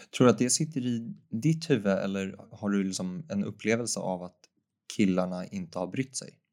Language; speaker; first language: Swedish; native; Swedish